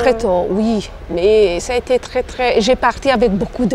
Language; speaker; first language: French; non-native, fluent; Albanian